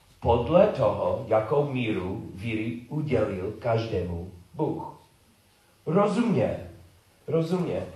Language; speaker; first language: Czech; non-native, learner; English